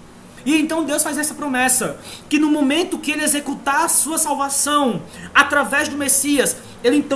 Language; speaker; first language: Portuguese; native; Portuguese